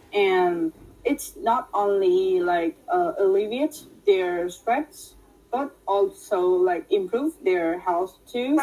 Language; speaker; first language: English; non-native, fluent; Vietnamese